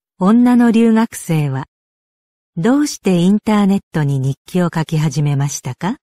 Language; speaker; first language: Japanese; native; Japanese